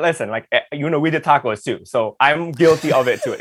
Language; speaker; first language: English; early bilingual, other home language; Indonesian